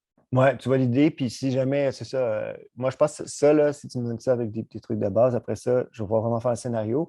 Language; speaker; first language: French; native; French